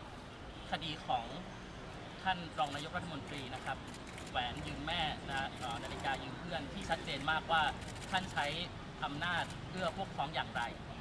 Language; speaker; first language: Thai; native; Thai